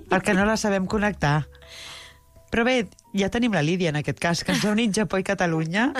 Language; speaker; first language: Catalan; native; Catalan